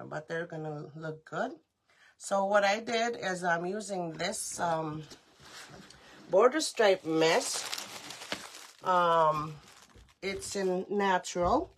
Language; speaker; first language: English; native; English